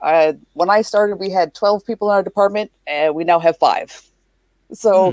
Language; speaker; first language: English; native; English